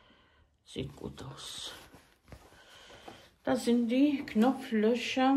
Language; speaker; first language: German; non-native, learner; Croatian